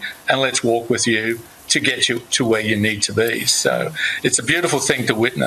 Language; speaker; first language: English; native; English